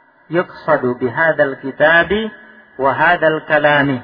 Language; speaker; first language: Arabic; non-native, fluent; Indonesian